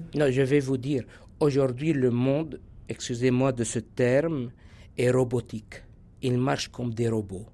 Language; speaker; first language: French; non-native, local second language; Arabic